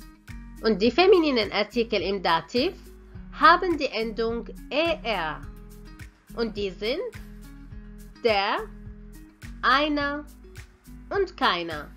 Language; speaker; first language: German; non-native, fluent; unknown